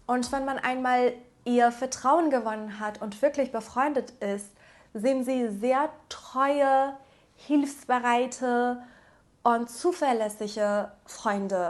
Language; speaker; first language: German; non-native, fluent; Persian